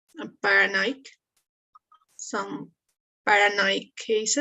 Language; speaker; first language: English; non-native, learner; Spanish